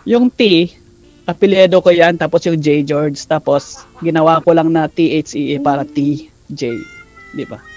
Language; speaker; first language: Filipino; non-native, local second language; Kinaray-a